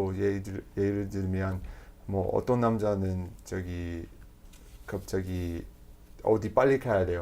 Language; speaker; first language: Korean; non-native, fluent; English